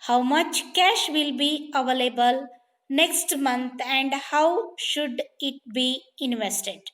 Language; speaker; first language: English; non-native, local second language; Kannada